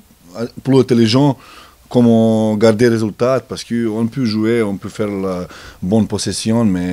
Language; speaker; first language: French; non-native, learner; Serbian